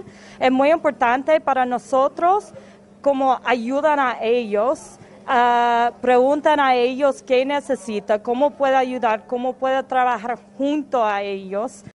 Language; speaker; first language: Spanish; non-native, learner; English